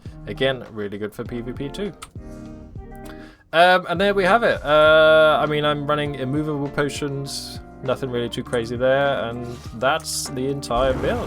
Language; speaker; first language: English; native; English